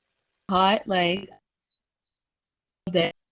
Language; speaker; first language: English; non-native, fluent; Spanish